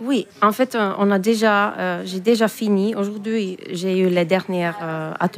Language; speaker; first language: French; non-native, fluent; Finnish